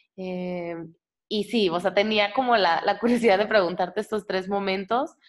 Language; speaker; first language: Spanish; native; Spanish